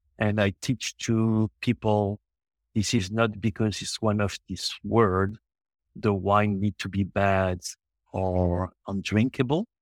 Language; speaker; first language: English; non-native, local second language; French